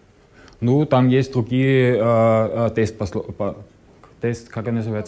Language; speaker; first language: Russian; non-native, learner; German